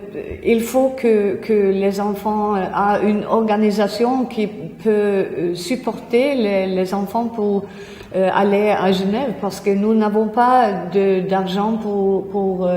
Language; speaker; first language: French; non-native, fluent; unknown